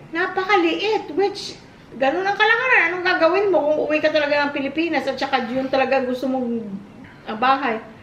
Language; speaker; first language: Filipino; non-native, local second language; Hiligaynon